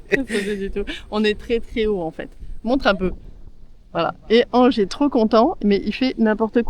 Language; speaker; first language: French; native; French